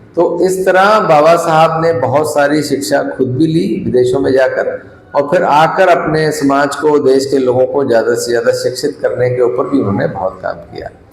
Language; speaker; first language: Hindi; non-native, local second language; Punjabi